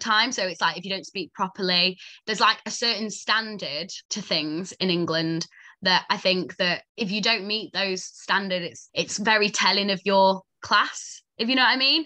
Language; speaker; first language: English; native; English